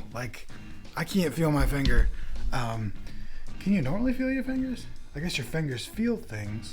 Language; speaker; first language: English; native; English